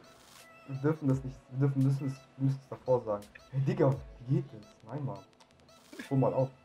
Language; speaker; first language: German; native; German